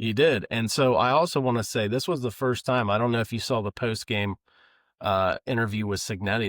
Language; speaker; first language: English; native; English